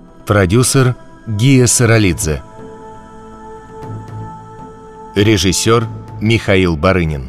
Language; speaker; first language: Russian; native; Russian